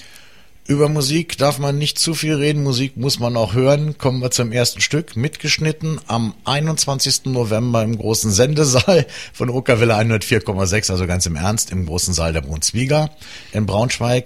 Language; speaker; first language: German; native; German